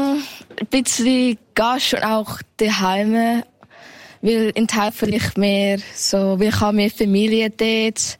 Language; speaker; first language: German; early bilingual, heritage; German